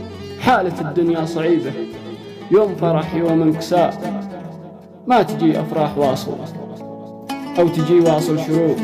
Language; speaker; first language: Arabic; native; Arabic